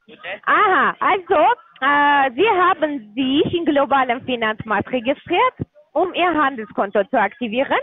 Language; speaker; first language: German; non-native, learner; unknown